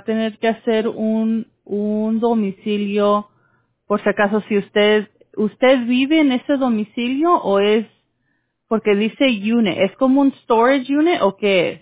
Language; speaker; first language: Spanish; early bilingual, heritage; Spanish